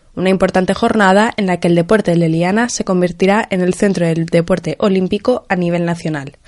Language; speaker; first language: Spanish; non-native, local second language; Catalan